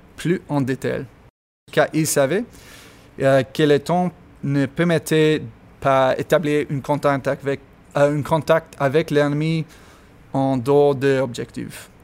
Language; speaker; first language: French; non-native, learner; English